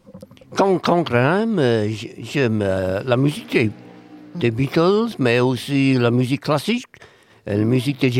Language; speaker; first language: French; non-native, learner; English